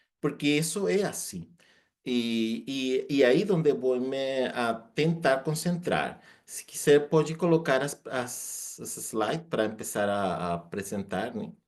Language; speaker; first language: Portuguese; non-native, fluent; Spanish